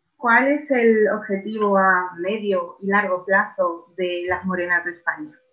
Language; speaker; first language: Spanish; native; Spanish